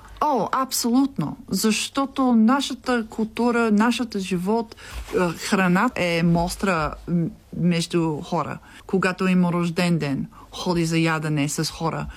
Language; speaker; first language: Bulgarian; non-native, learner; English